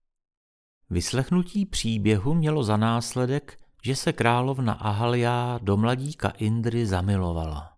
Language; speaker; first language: Czech; native; Czech